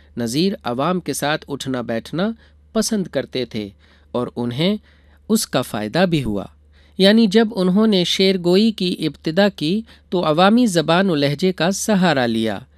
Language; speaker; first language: Urdu; native; Urdu